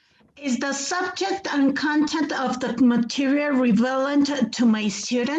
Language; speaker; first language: English; non-native, fluent; Spanish